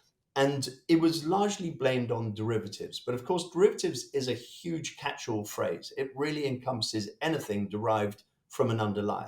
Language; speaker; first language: English; native; English